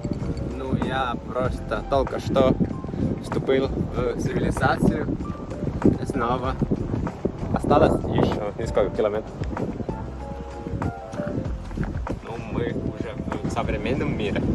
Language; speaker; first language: Russian; non-native, fluent; Finnish